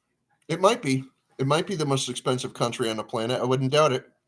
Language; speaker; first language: English; native; English